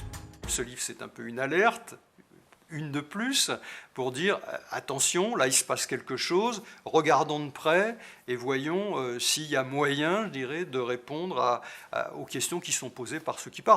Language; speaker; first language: French; native; French